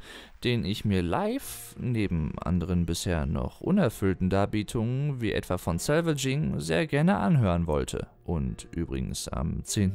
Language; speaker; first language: German; native; German